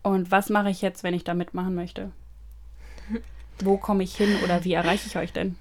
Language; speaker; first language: German; native; German